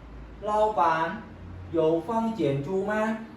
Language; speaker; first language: Chinese; non-native, fluent; Khmer